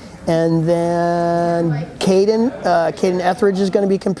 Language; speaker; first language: English; native; English